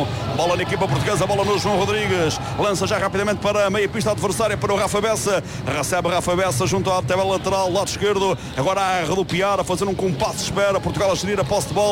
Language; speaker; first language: Portuguese; native; Portuguese